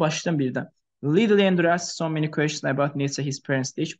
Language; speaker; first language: English; non-native, fluent; Azerbaijani